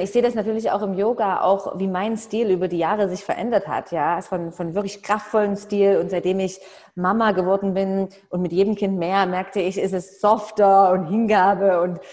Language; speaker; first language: German; native; German